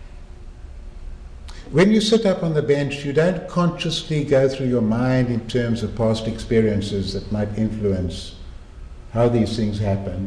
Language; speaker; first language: English; native; English